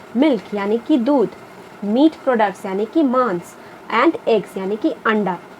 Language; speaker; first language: Hindi; non-native, local second language; Bangla